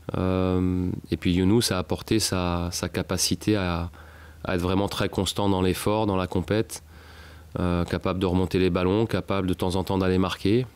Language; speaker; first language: French; native; French